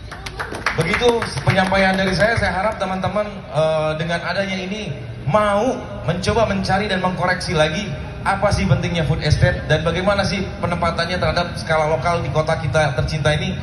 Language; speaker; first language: Indonesian; native; Indonesian